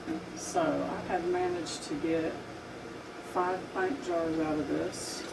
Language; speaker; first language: English; native; English